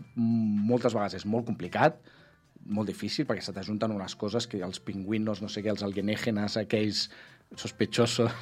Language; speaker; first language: Catalan; native; Catalan